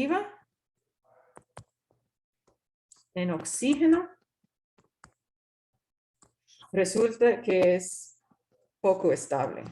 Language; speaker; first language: Spanish; non-native, fluent; English